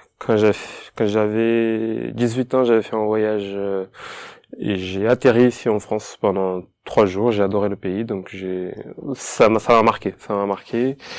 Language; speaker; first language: French; non-native, fluent; Portuguese